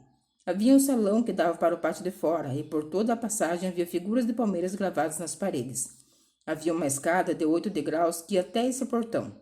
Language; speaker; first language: Portuguese; native; Portuguese